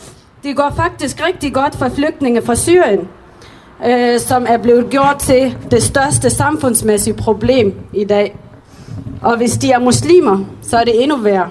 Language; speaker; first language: Danish; early bilingual, other home language; Arabic